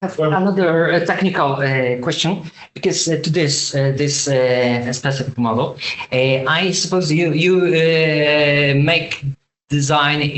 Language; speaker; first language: English; non-native, learner; Polish